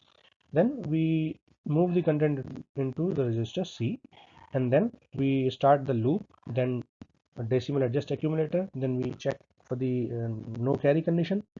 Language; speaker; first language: English; non-native, local second language; Hindi